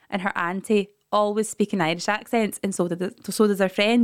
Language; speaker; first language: English; native; English